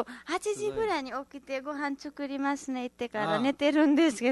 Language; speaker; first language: Japanese; non-native, learner; Nepali